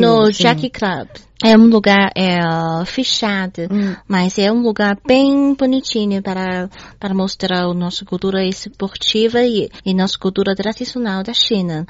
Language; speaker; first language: Portuguese; non-native, learner; Chinese